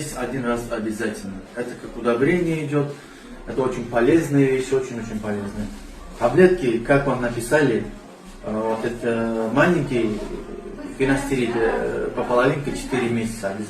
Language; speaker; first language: Russian; non-native, learner; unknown